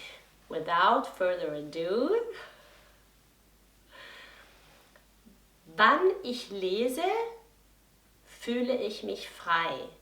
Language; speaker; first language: German; non-native, fluent; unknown